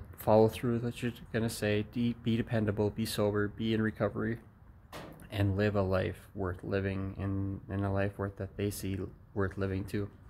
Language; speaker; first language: English; native; English